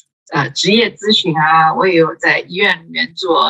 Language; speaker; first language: Chinese; native; Chinese